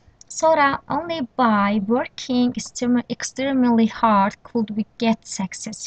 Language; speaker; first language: English; non-native, fluent; Azerbaijani